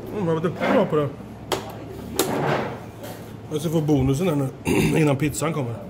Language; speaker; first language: Swedish; native; Swedish